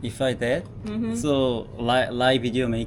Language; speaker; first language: English; non-native, learner; Korean